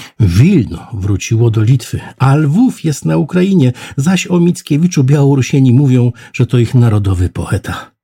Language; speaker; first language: Polish; native; Polish